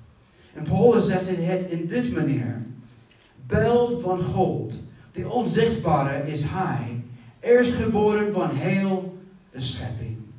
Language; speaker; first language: Dutch; non-native, fluent; English